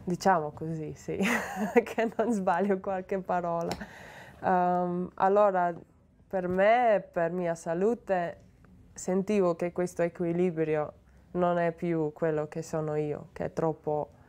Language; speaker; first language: Italian; non-native, learner; Slovenian